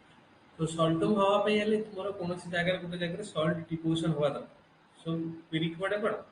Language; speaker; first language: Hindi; non-native, local second language; Odia